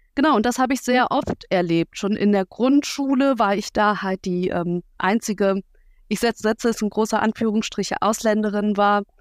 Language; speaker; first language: German; early bilingual, other home language; Russian